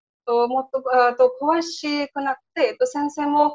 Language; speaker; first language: Japanese; non-native, learner; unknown